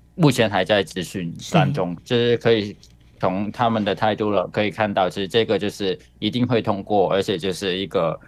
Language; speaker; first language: Chinese; non-native, local second language; Cantonese